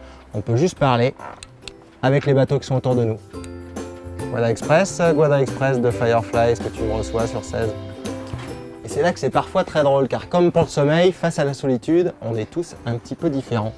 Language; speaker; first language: French; native; French